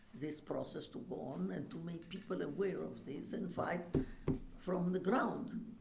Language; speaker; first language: English; non-native, fluent; Italian